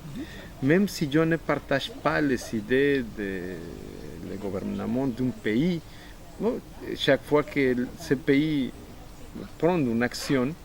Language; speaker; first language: French; non-native, fluent; Spanish